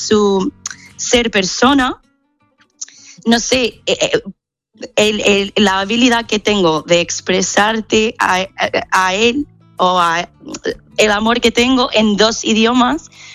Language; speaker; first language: Spanish; non-native, fluent; English